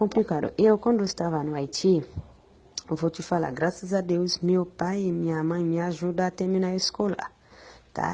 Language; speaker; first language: Portuguese; non-native, learner; Haitian Creole